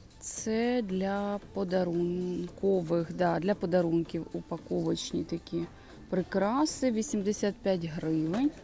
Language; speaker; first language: Ukrainian; native; Ukrainian